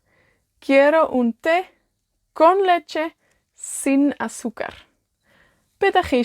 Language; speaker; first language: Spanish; non-native, fluent; Welsh